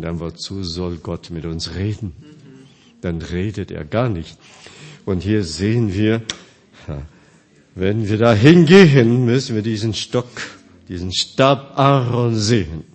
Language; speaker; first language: German; non-native, fluent; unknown